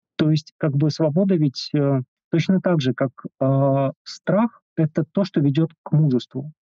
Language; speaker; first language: Russian; native; Russian